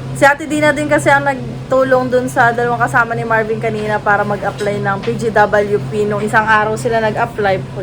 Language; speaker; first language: Filipino; native; Filipino